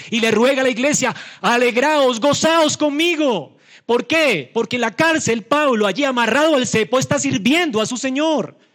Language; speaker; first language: Spanish; native; Spanish